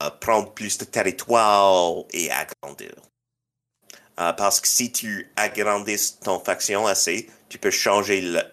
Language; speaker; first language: French; non-native, local second language; English